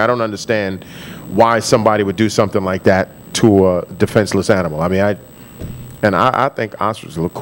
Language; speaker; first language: English; native; English